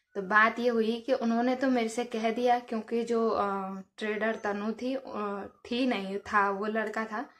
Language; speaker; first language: Hindi; native; Hindi